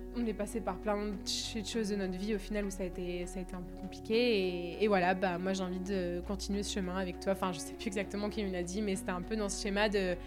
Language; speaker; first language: French; native; French